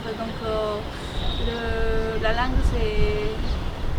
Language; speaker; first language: French; non-native, fluent; Spanish